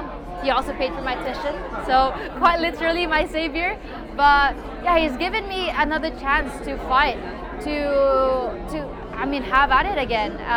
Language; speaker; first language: English; non-native, local second language; Filipino